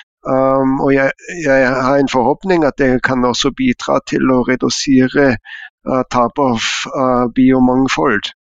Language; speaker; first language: Norwegian; non-native, fluent; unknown